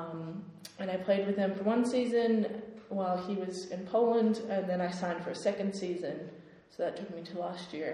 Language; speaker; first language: English; native; English